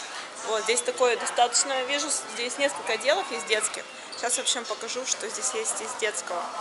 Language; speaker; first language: Russian; native; Russian